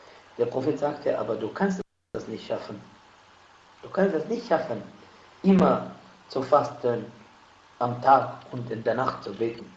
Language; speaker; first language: German; non-native, fluent; Arabic